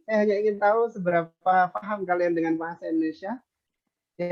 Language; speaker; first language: Indonesian; native; Indonesian